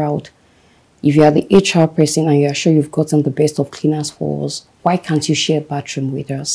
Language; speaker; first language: English; non-native, local second language; Yoruba